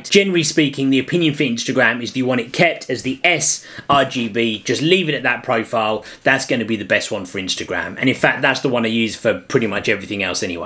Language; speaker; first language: English; native; English